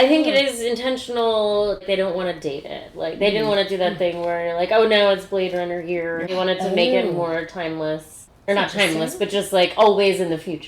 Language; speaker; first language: English; native; English